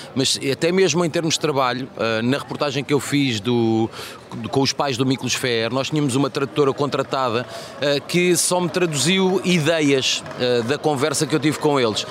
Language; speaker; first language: Portuguese; native; Portuguese